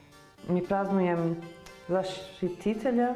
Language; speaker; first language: Russian; non-native, learner; Serbian